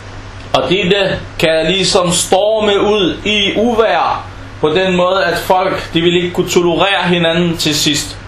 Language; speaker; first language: Danish; non-native, fluent; Arabic